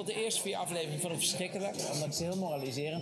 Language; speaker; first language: Dutch; native; Dutch